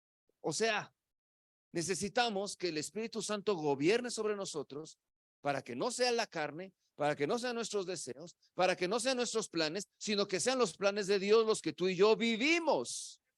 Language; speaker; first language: Spanish; native; Spanish